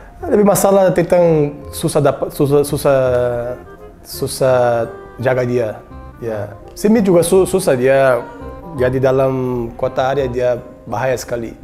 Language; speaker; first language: Indonesian; non-native, learner; Portuguese